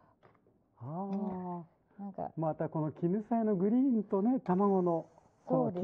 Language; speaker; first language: Japanese; native; Japanese